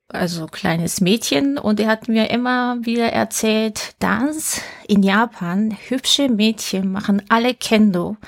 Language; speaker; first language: German; non-native, fluent; Japanese